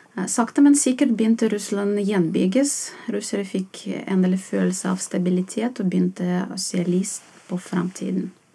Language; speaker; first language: Norwegian; non-native, fluent; Russian